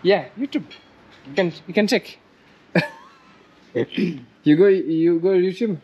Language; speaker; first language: English; non-native, learner; French